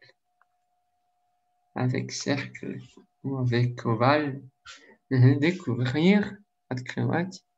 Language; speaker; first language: French; non-native, learner; Russian